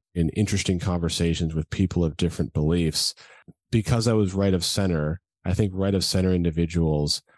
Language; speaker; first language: English; native; English